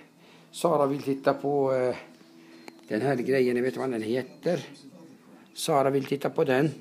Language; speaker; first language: Swedish; non-native, fluent; Arabic